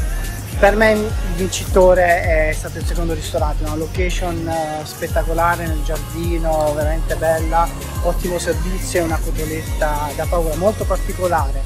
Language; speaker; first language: Italian; native; Italian